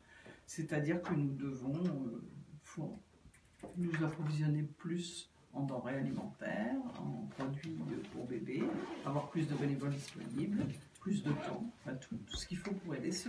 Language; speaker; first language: French; native; French